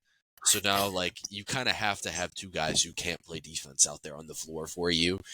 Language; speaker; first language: English; native; English